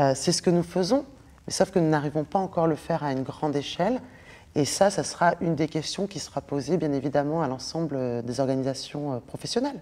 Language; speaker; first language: French; native; French